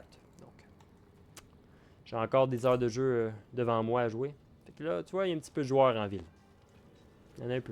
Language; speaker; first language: French; native; French